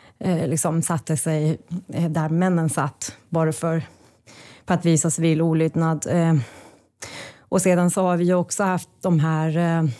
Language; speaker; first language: Swedish; non-native, fluent; Persian